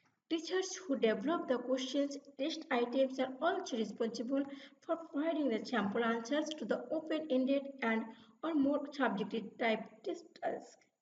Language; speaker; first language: English; non-native, local second language; Bangla